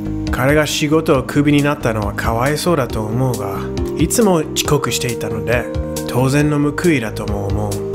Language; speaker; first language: Japanese; non-native, fluent; English